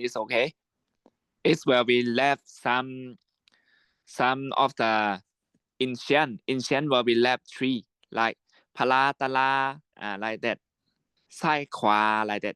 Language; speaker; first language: English; non-native, learner; Shan